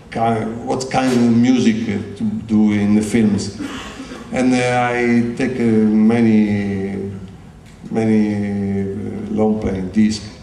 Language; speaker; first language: English; non-native, learner; Italian